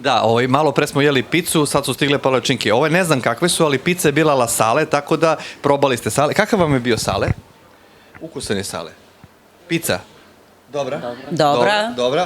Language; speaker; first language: Bosnian; native; Bosnian